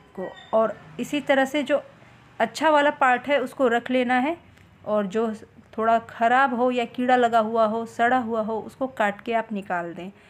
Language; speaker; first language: Hindi; native; Hindi